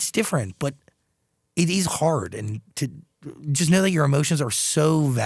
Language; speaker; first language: English; native; English